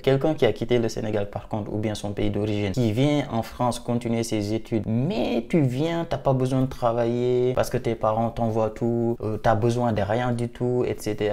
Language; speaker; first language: French; non-native, local second language; Wolof